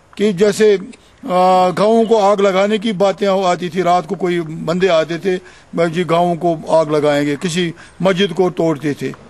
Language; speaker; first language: Urdu; non-native, local second language; Kashmiri